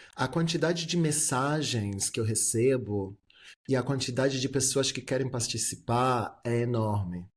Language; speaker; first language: Portuguese; early bilingual, heritage; Portuguese